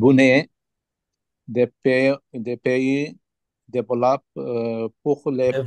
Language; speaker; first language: French; non-native, learner; Bangla